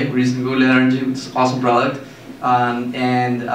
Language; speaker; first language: English; non-native, fluent; Spanish